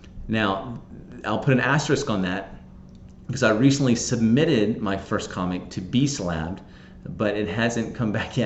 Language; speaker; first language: English; native; English